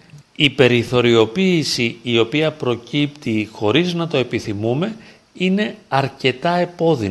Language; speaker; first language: Greek; native; Greek